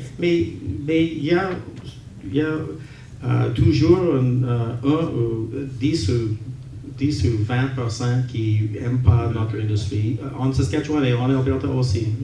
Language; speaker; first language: French; non-native, learner; English